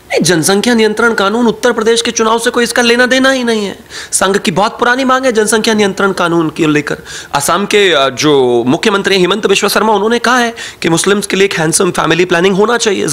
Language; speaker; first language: Hindi; native; Hindi